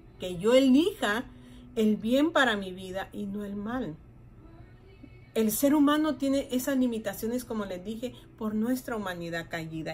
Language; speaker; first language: Spanish; native; Spanish